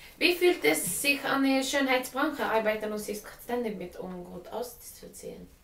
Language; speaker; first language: German; non-native, learner; Swedish